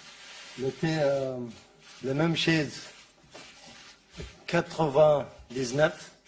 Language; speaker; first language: French; non-native, learner; Arabic